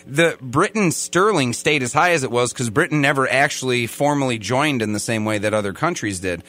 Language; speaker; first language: English; native; English